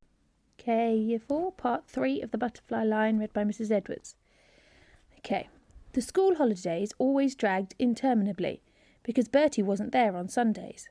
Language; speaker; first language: English; native; English